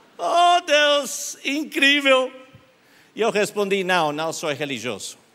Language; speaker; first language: Portuguese; non-native, learner; English